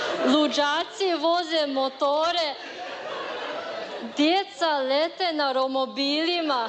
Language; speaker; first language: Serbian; non-native, learner; Chinese